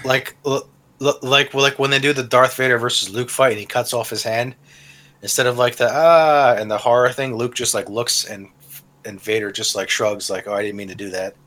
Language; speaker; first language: English; native; English